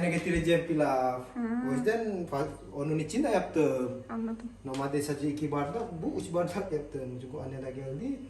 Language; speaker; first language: Turkish; non-native, learner; Indonesian